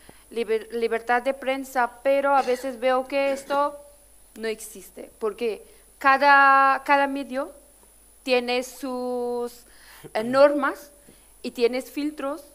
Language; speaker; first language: Spanish; non-native, fluent; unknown